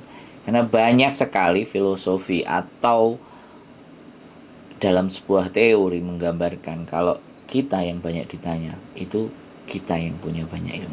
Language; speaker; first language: Indonesian; non-native, local second language; Javanese